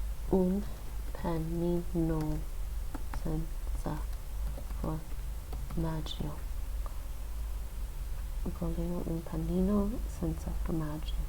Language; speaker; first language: Italian; non-native, learner; English